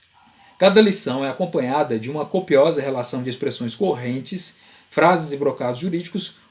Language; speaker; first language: Portuguese; native; Portuguese